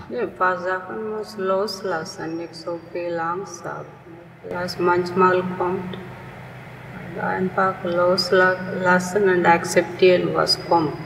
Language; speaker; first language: German; non-native, learner; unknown